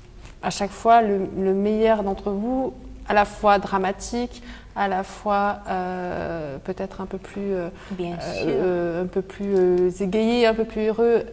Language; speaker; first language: French; native; French